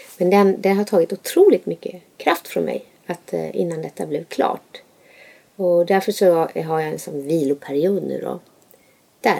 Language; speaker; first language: Swedish; native; Swedish